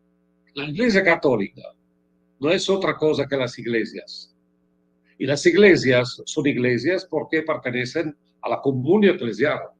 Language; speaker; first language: Spanish; non-native, fluent; Italian